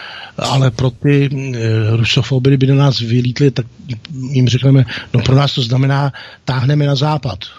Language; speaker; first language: Czech; native; Czech